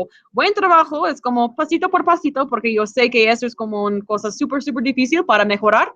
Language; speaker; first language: Spanish; non-native, fluent; English